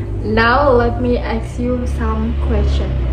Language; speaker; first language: English; non-native, learner; Indonesian